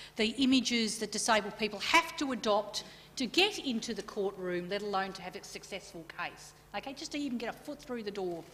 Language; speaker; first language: English; native; English